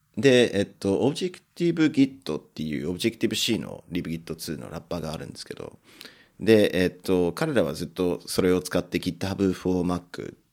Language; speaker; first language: Japanese; non-native, fluent; English